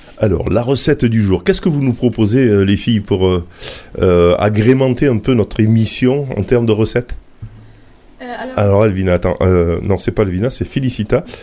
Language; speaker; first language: French; native; French